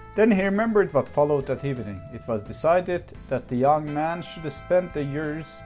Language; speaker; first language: English; non-native, fluent; Azerbaijani